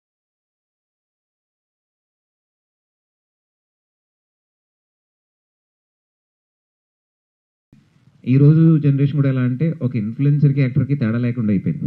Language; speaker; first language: Telugu; native; Telugu